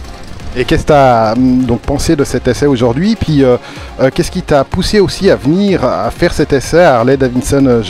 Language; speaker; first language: French; native; French